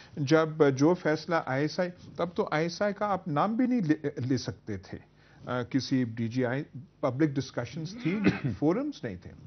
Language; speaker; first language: Urdu; non-native, local second language; Punjabi